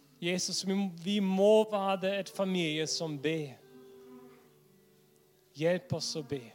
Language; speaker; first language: Norwegian; non-native, fluent; English